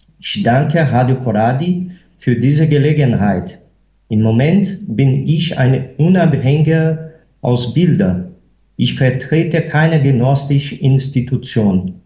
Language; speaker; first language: German; non-native, fluent; Portuguese